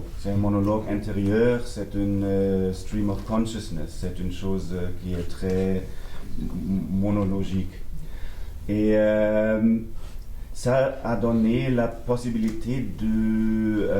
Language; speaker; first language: French; non-native, learner; German